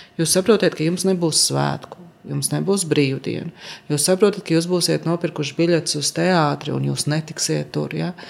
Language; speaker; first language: Latvian; native; Latvian